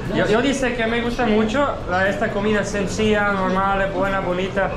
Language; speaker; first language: Spanish; non-native, learner; German